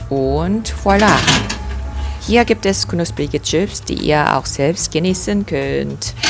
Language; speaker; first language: German; non-native, fluent; Korean